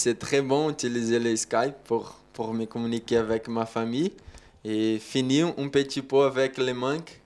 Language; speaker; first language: French; non-native, learner; Portuguese